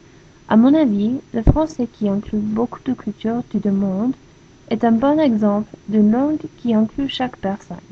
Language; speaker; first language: French; non-native, learner; English